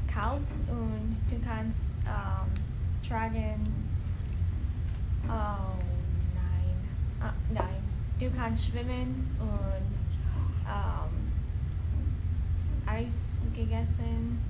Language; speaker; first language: German; non-native, learner; English